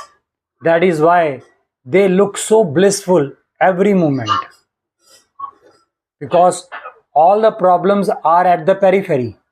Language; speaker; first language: English; non-native, local second language; Hindi